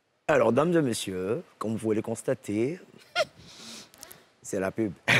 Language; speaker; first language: French; non-native, local second language; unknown